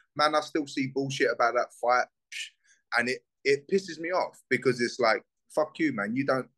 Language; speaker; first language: English; native; English